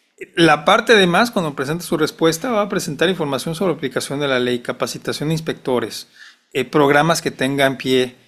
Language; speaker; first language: Spanish; native; Spanish